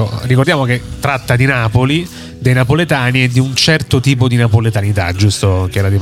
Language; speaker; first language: Italian; native; Italian